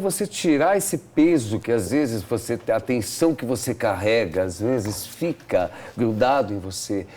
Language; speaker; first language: Portuguese; native; Portuguese